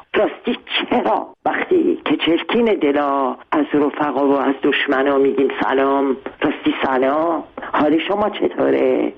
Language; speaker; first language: Persian; non-native, local second language; Armenian